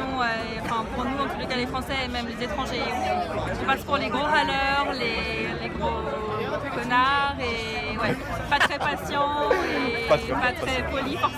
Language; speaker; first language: French; native; French